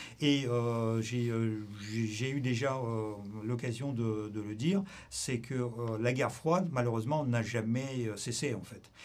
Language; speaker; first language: French; non-native, fluent; Russian